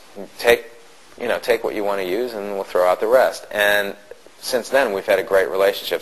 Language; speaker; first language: English; native; English